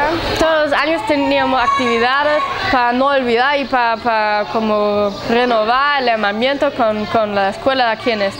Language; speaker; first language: Spanish; non-native, fluent; German